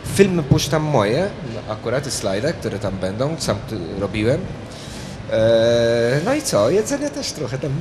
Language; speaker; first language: Polish; non-native, fluent; Maltese